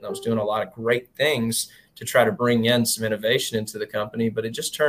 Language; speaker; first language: English; native; English